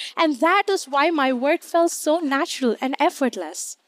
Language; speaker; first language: English; non-native, local second language; Hindi